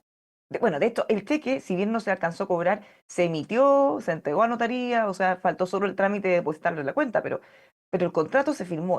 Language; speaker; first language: Spanish; native; Spanish